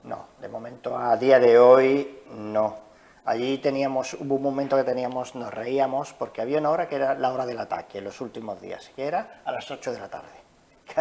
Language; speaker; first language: Spanish; native; Spanish